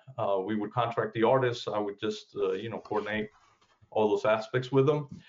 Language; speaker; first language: English; early bilingual, other home language; Spanish